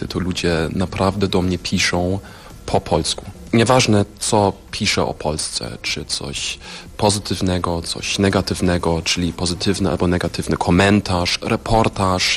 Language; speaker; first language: Polish; non-native, fluent; German